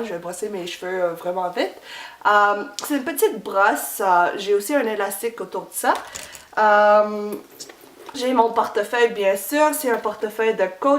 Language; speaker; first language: French; non-native, fluent; English